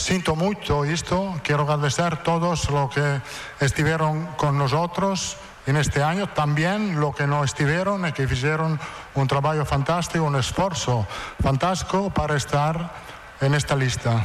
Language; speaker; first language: Portuguese; non-native, fluent; Italian